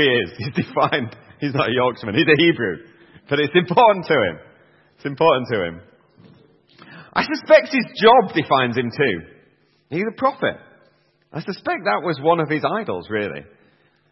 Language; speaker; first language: English; native; English